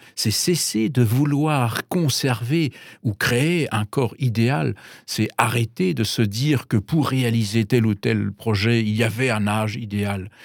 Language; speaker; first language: French; non-native, fluent; German